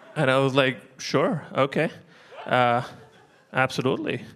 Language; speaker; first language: English; non-native, fluent; Arabic